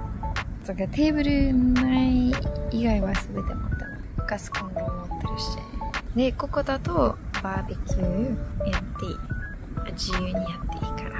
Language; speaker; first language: Japanese; non-native, fluent; English